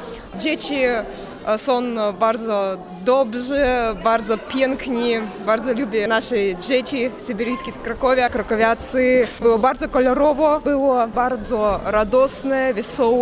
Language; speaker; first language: Polish; non-native, learner; Russian